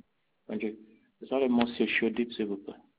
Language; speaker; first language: French; non-native, learner; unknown